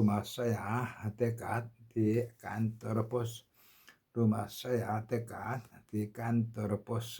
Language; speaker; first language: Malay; non-native, learner; Korean